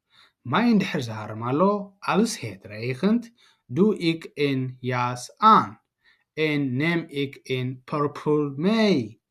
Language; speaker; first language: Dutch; non-native, learner; Tigrinya